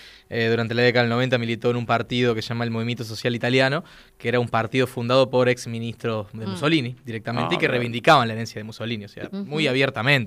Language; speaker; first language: Spanish; native; Spanish